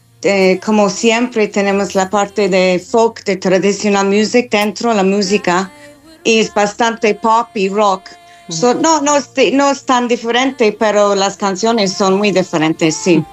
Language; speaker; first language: Spanish; non-native, fluent; English